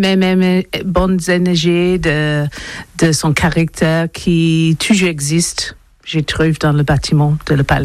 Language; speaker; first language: French; non-native, learner; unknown